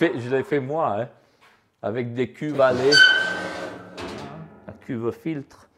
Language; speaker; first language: French; non-native, fluent; Italian